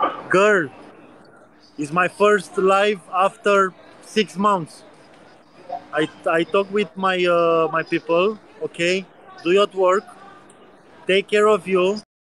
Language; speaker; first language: English; non-native, learner; Romanian